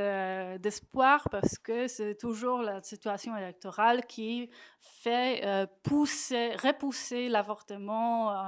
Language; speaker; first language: French; non-native, fluent; Polish